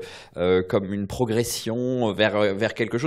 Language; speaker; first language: French; native; French